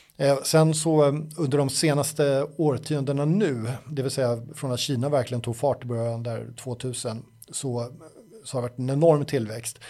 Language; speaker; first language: Swedish; native; Swedish